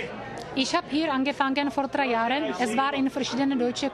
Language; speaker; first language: German; non-native, learner; Czech